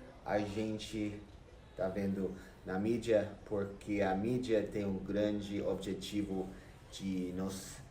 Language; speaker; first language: Portuguese; non-native, fluent; English